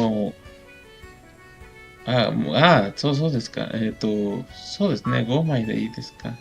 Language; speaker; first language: Japanese; non-native, fluent; Spanish